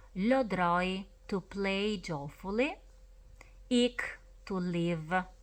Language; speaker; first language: English; non-native, fluent; Albanian